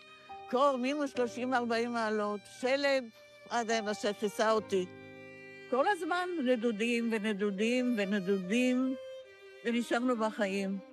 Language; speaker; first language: Hebrew; non-native, fluent; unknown